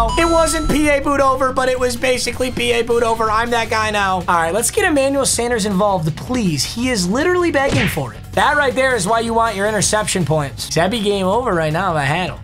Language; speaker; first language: English; native; English